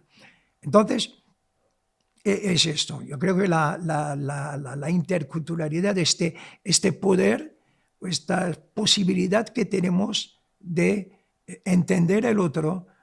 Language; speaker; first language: Spanish; non-native, local second language; Arabic